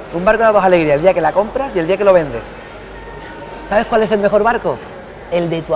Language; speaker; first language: Spanish; native; Spanish